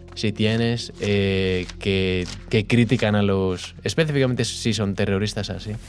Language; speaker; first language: Spanish; non-native, fluent; Persian